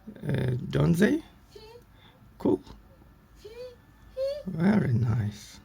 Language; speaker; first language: English; non-native, learner; Russian